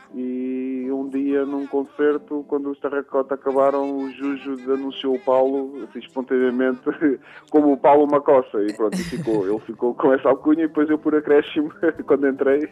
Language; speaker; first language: Portuguese; native; Portuguese